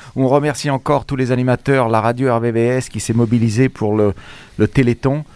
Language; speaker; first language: French; native; French